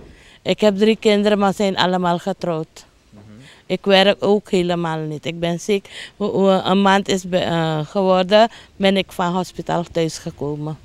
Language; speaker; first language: Dutch; non-native, local second language; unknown